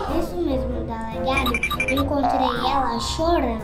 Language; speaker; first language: Portuguese; native; Portuguese